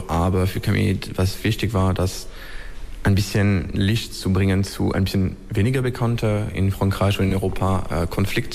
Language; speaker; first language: German; non-native, learner; French